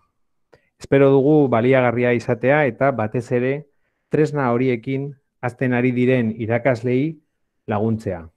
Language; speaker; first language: Basque; non-native, local second language; Spanish